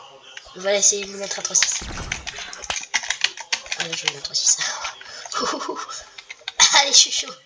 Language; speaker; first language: French; native; French